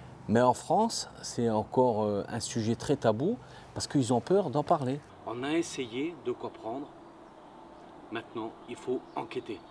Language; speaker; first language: French; native; French